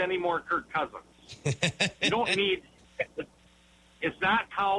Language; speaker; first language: English; native; English